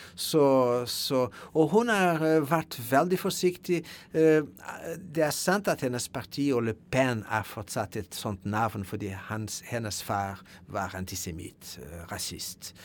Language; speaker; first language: Norwegian; non-native, fluent; French